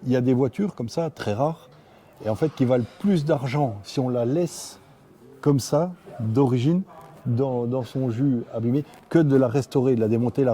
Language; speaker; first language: French; native; French